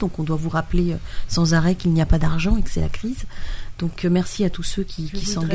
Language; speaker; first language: French; native; French